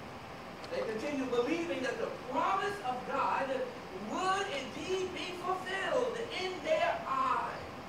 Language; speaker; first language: English; native; English